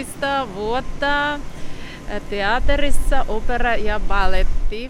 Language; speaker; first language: Finnish; non-native, learner; Russian